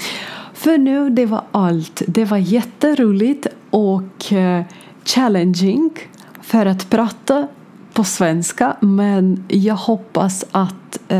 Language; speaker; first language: Swedish; non-native, learner; Ukrainian